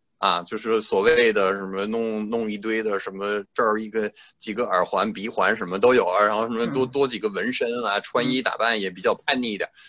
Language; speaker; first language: Chinese; non-native, fluent; French